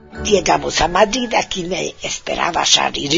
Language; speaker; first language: Spanish; non-native, fluent; Hungarian